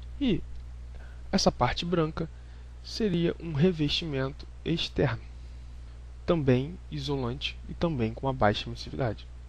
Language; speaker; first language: Portuguese; native; Portuguese